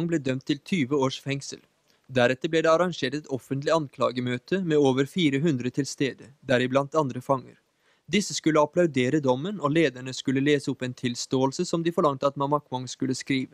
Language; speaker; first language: Norwegian; native; Norwegian